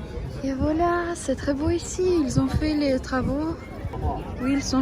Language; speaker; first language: French; non-native, fluent; Russian